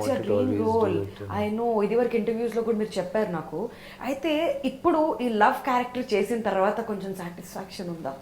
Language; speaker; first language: Telugu; native; Telugu